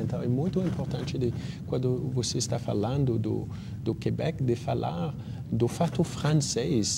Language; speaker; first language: Portuguese; non-native, fluent; French